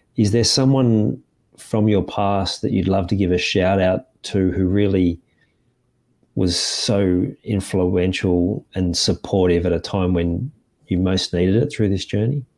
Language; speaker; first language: English; native; English